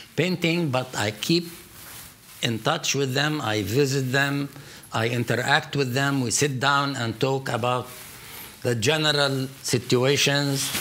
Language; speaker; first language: English; non-native, fluent; Arabic